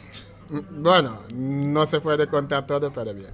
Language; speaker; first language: Spanish; non-native, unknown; Wolof